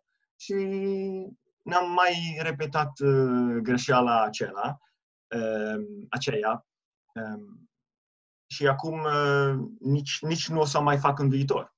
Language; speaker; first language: Romanian; non-native, fluent; Italian